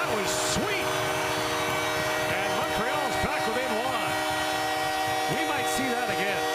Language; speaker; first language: English; native; English